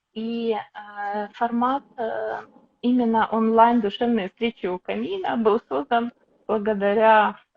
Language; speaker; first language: Russian; native; Russian